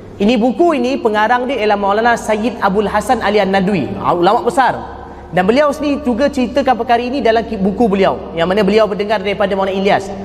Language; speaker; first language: Malay; native; Malay